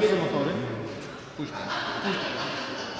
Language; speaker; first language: Polish; native; Polish